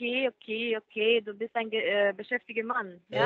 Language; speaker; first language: German; non-native, fluent; Spanish